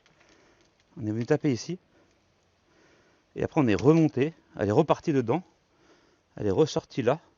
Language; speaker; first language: French; native; French